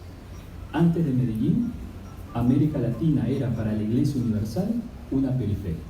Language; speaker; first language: Spanish; native; Spanish